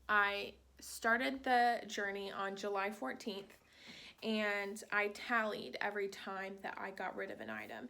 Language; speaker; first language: English; native; English